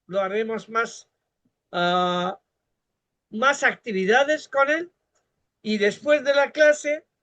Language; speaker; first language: Spanish; non-native, fluent; Bangla